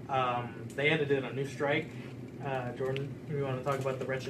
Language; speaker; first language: English; native; English